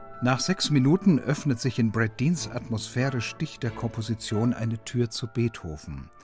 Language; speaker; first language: German; native; German